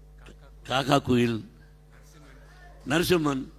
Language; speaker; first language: Tamil; non-native, learner; Telugu